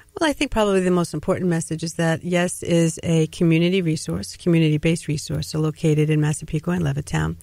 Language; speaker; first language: English; native; English